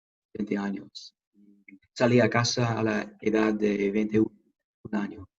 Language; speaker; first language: Spanish; non-native, fluent; English